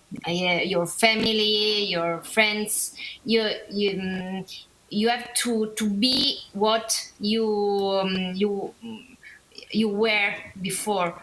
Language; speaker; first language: English; non-native, learner; Italian